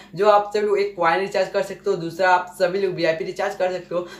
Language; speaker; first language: Hindi; native; Hindi